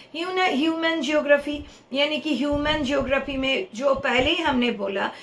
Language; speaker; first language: Hindi; non-native, local second language; Bangla